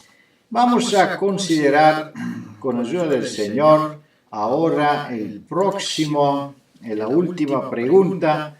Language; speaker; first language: Spanish; non-native, fluent; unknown